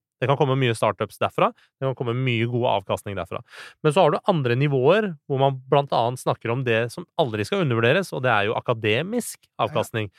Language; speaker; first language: Norwegian; early bilingual, other home language; Persian